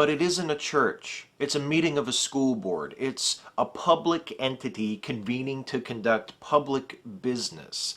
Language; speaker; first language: English; native; English